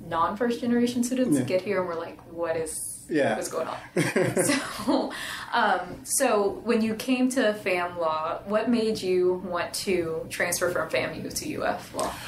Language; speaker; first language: English; native; English